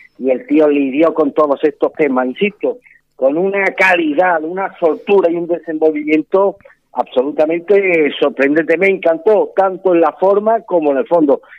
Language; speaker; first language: Spanish; native; Spanish